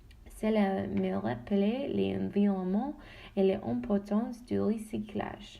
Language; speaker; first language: French; non-native, learner; Dutch